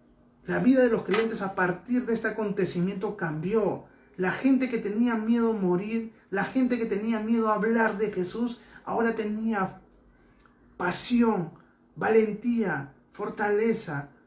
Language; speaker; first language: Spanish; native; Spanish